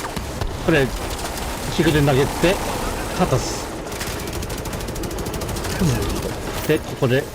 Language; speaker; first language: Japanese; native; Japanese